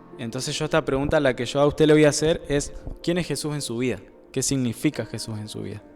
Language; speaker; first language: Spanish; native; Spanish